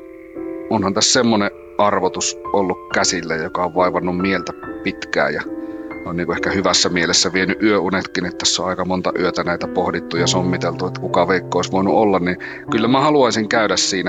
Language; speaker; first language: Finnish; native; Finnish